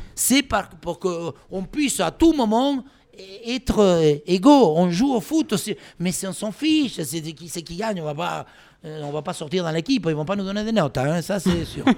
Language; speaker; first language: French; non-native, fluent; Spanish